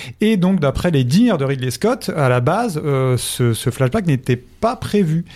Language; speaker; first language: French; native; French